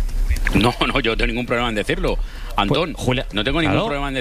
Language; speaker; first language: Spanish; native; Spanish